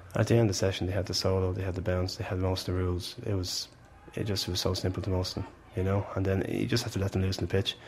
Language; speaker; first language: English; native; English